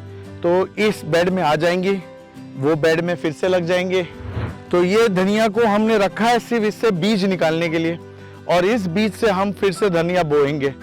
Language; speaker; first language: Hindi; non-native, local second language; Marathi